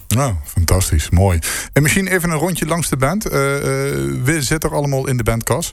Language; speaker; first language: Dutch; native; Dutch